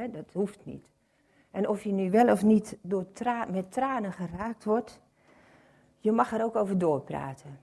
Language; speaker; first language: Dutch; native; Dutch